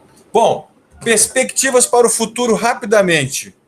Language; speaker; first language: Portuguese; native; Portuguese